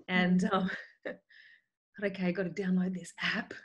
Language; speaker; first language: English; native; English